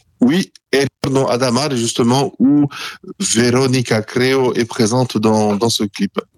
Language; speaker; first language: French; native; French